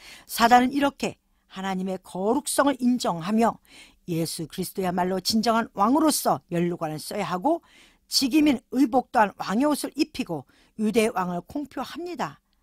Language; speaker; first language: Korean; native; Korean